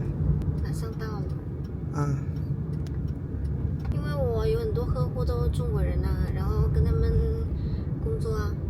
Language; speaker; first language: Chinese; non-native, fluent; Vietnamese